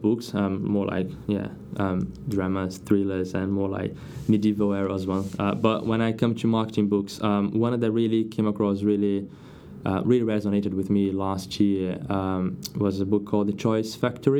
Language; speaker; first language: English; non-native, fluent; Portuguese